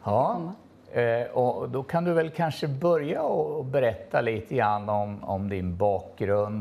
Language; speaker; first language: Swedish; native; Swedish